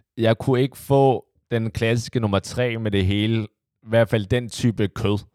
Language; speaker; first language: Danish; early bilingual, other home language; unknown